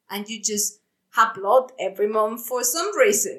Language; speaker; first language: English; non-native, fluent; Spanish